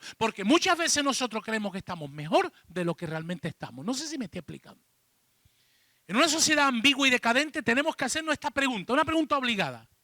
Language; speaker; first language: Spanish; native; Spanish